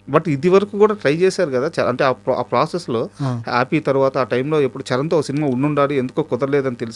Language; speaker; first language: Telugu; native; Telugu